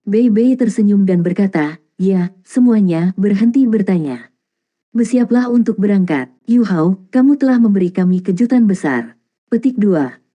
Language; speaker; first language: Indonesian; native; Indonesian